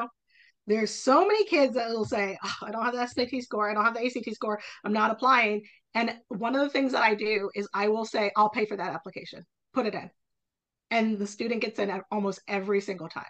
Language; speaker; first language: English; native; English